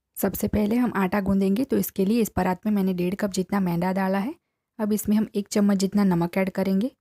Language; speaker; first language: Hindi; non-native, local second language; Gujarati